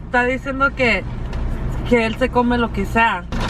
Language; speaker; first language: Spanish; early bilingual, heritage; Spanish